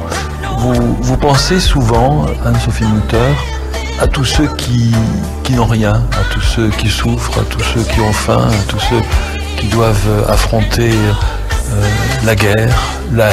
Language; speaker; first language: French; native; French